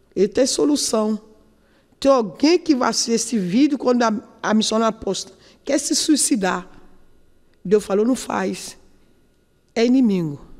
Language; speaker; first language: Portuguese; non-native, learner; Yoruba